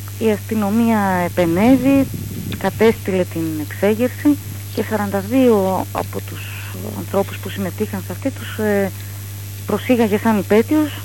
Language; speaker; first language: Greek; native; Greek